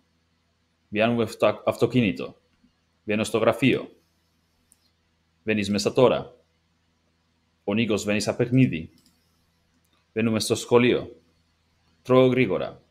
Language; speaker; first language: Greek; non-native, learner; English